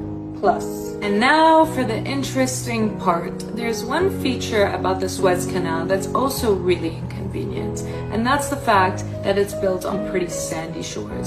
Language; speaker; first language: English; native; English